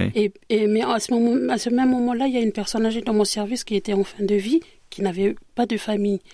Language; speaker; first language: French; native; French